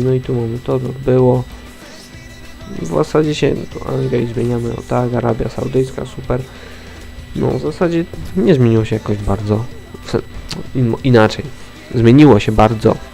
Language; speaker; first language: Polish; native; Polish